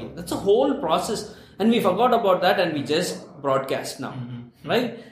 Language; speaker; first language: English; non-native, local second language; Tamil